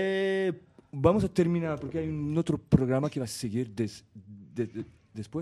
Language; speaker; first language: Spanish; non-native, fluent; French